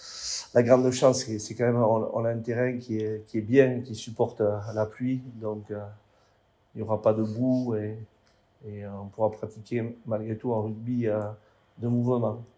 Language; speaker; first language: French; native; French